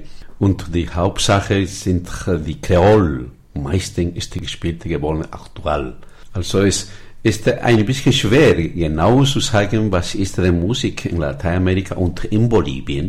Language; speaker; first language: German; non-native, learner; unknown